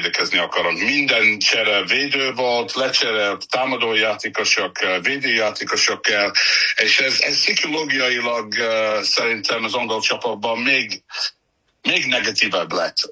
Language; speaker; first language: Hungarian; non-native, fluent; English